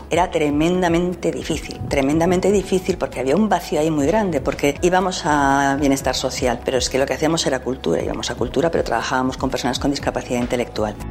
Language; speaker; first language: Spanish; native; Spanish